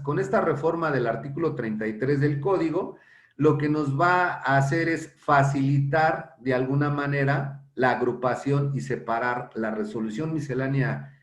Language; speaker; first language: Spanish; native; Spanish